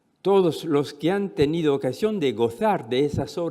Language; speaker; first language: Spanish; non-native, fluent; French